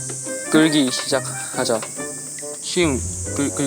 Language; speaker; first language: Korean; non-native, learner; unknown